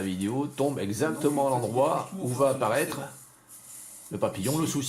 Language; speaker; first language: French; native; French